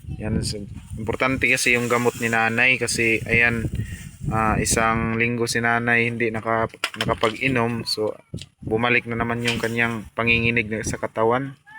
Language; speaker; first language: Filipino; non-native, local second language; Cebuano